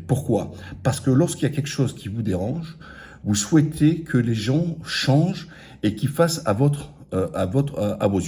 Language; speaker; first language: French; native; French